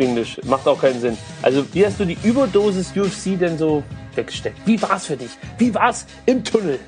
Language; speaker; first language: German; native; German